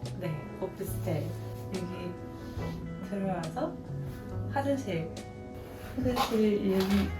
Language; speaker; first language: Korean; non-native, learner; Dutch